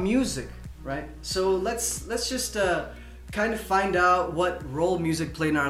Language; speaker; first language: English; non-native, local second language; Urdu